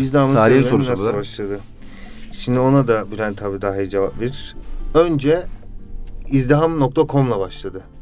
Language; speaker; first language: Turkish; native; Turkish